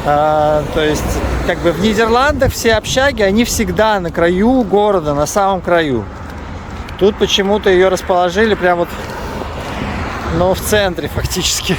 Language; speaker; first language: Russian; native; Russian